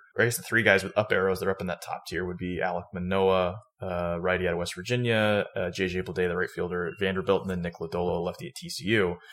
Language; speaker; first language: English; native; English